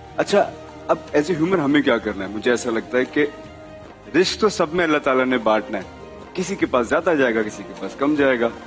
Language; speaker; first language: Urdu; native; Urdu